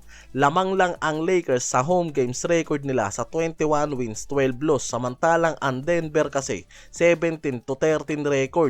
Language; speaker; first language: Filipino; native; Filipino